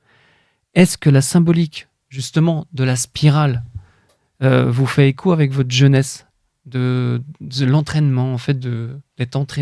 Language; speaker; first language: French; native; French